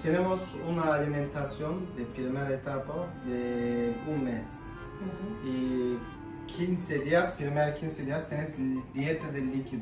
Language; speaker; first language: Spanish; non-native, fluent; Turkish